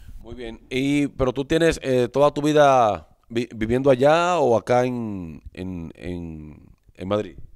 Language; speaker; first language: Spanish; native; Spanish